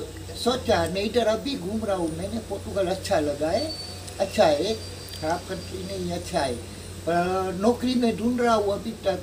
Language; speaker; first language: Hindi; early bilingual, heritage; Hindi